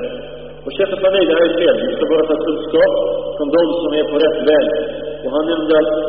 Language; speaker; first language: Swedish; early bilingual, other home language; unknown